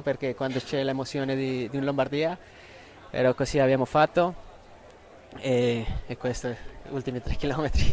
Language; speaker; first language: Italian; non-native, fluent; Spanish